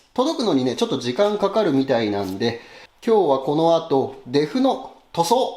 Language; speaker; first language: Japanese; native; Japanese